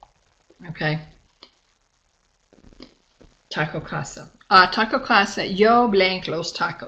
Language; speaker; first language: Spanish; non-native, fluent; English